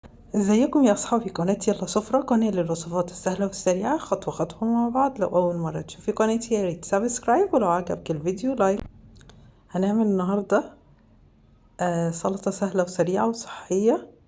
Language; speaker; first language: Arabic; native; Arabic